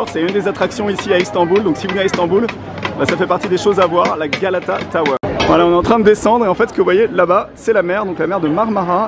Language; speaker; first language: French; native; French